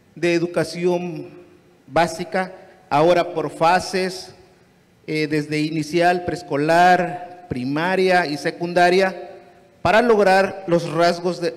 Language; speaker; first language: Spanish; non-native, local second language; Nahuatl languages